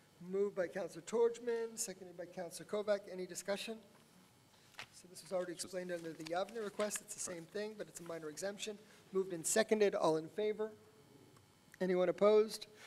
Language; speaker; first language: English; native; English